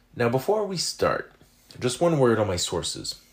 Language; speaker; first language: English; non-native, fluent; French